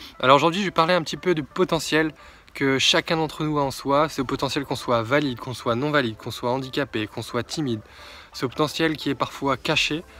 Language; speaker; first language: French; native; French